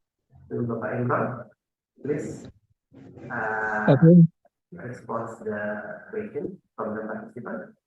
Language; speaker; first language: English; non-native, fluent; Indonesian